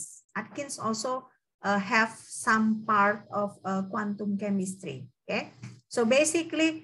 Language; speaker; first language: English; non-native, fluent; Indonesian